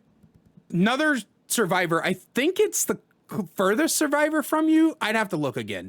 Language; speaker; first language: English; native; English